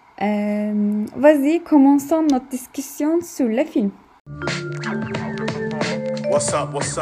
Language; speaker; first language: French; non-native, learner; Turkish